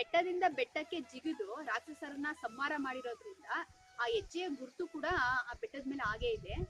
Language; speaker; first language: Kannada; native; Kannada